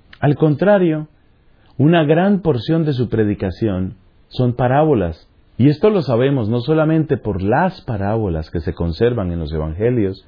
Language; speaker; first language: Spanish; native; Spanish